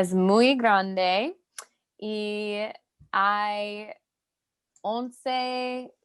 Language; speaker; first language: Spanish; non-native, learner; English